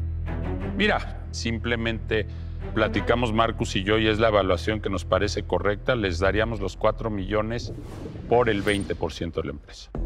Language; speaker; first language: Spanish; native; Spanish